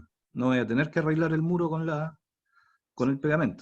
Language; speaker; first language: Spanish; native; Spanish